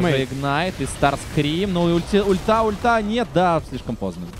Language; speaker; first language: Russian; native; Russian